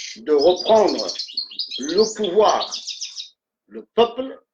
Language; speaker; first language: French; non-native, local second language; Arabic